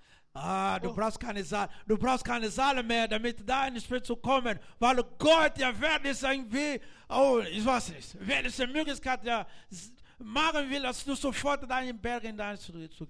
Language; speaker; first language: German; non-native, learner; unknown